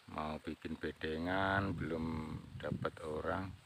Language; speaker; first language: Indonesian; non-native, local second language; Javanese